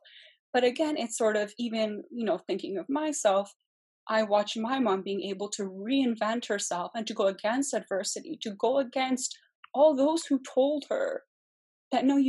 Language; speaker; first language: English; native; English